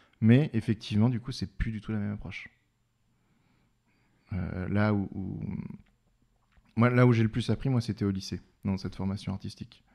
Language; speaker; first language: French; native; French